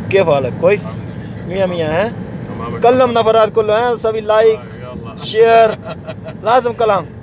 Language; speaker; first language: Arabic; non-native, learner; Punjabi